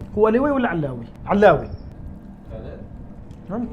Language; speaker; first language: Arabic; native; Arabic